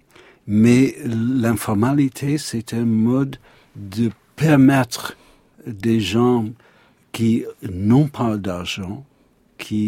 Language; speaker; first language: French; non-native, learner; English